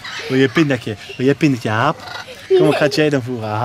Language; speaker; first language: Dutch; native; Dutch